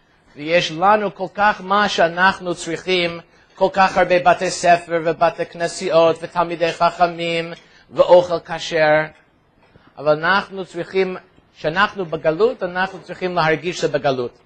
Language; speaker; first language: Hebrew; non-native, fluent; English